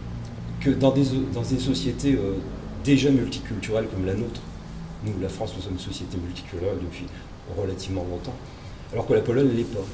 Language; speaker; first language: French; native; French